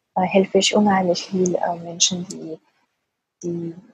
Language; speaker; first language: German; native; German